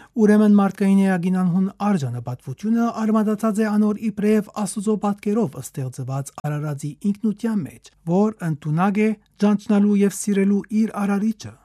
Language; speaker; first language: Armenian; native; Armenian